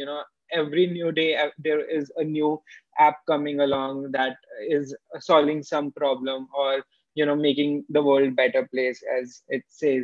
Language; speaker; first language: English; non-native, local second language; Hindi